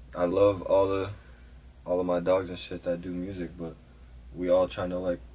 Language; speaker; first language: English; native; English